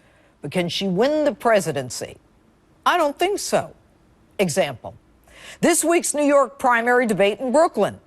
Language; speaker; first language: English; native; English